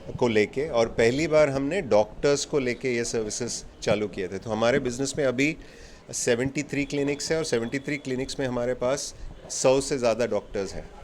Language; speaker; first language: Hindi; non-native, local second language; Malayalam